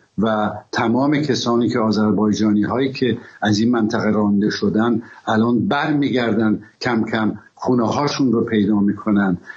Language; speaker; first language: Persian; non-native, local second language; Azerbaijani